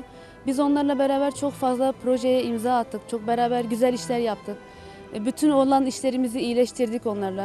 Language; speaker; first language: Turkish; native; Turkish